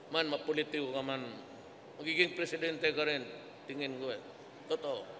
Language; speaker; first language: Filipino; native; Filipino